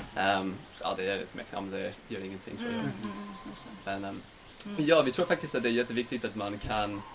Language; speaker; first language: Swedish; non-native, fluent; English